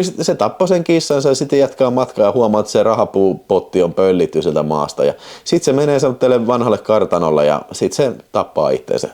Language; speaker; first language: Finnish; native; Finnish